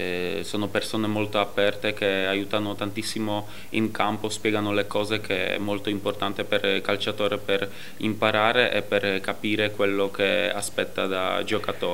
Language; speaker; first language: Italian; non-native, fluent; Polish